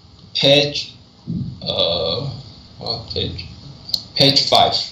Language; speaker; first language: English; non-native, learner; Chinese